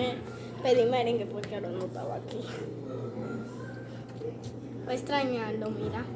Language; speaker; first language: Spanish; native; Spanish